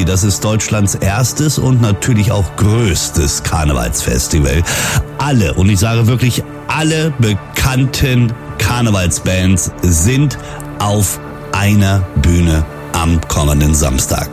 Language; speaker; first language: German; native; German